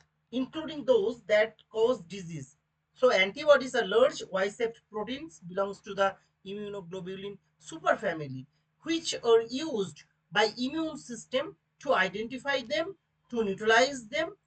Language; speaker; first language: English; non-native, local second language; Bangla